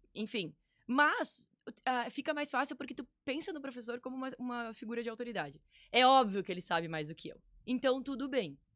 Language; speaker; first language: Portuguese; native; Portuguese